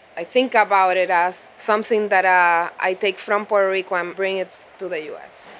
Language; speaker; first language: English; non-native, fluent; Spanish